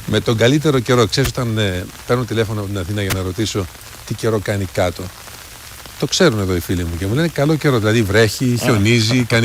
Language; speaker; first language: Greek; native; Greek